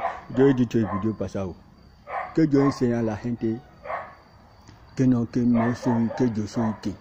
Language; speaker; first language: Spanish; non-native, learner; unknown